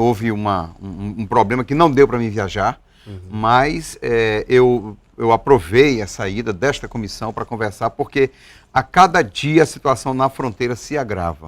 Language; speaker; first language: Portuguese; native; Portuguese